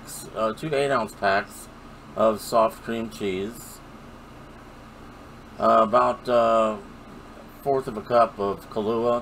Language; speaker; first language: English; native; English